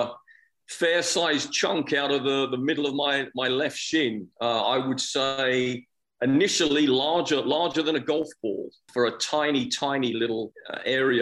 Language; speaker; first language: English; native; English